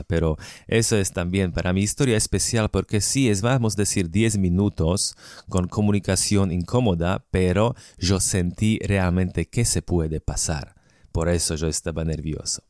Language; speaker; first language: Spanish; non-native, fluent; Slovak